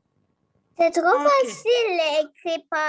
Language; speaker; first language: French; non-native, learner; Arabic